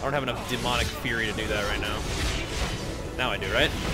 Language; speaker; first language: English; native; English